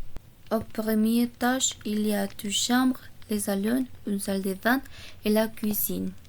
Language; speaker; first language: French; non-native, learner; Korean